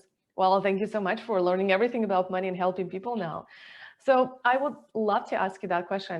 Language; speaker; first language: English; non-native, fluent; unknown